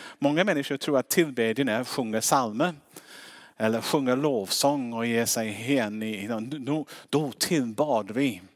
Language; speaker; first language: Swedish; non-native, fluent; English